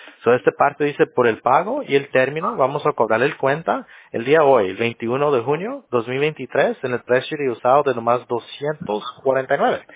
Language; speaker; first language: Spanish; early bilingual, other home language; English